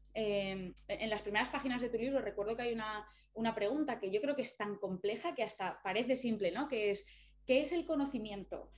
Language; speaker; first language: Spanish; native; Spanish